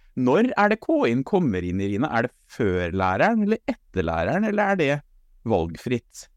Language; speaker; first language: Norwegian; native; Norwegian